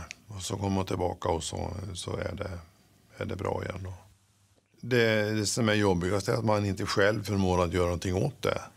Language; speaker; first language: Swedish; native; Swedish